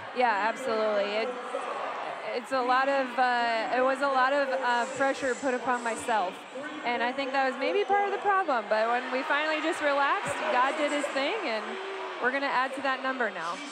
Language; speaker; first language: English; native; English